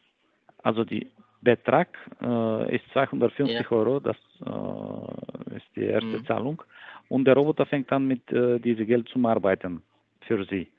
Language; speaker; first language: German; non-native, fluent; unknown